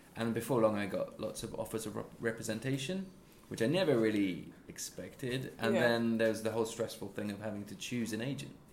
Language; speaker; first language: English; native; English